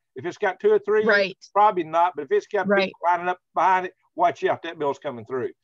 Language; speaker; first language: English; native; English